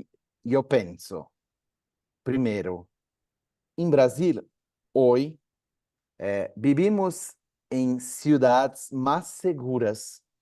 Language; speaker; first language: Spanish; non-native, learner; Portuguese